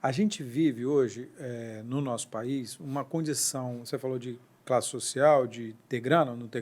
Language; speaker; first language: Portuguese; native; Portuguese